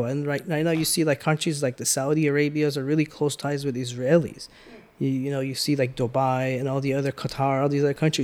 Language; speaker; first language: English; early bilingual, other home language; Persian